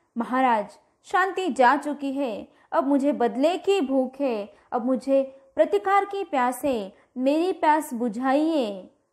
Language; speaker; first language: Hindi; non-native, local second language; Marathi